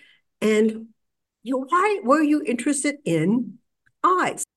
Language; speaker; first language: English; native; English